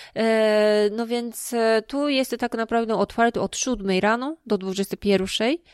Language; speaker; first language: Polish; non-native, fluent; Japanese